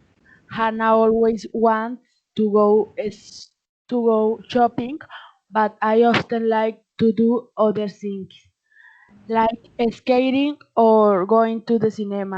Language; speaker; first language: English; non-native, learner; Spanish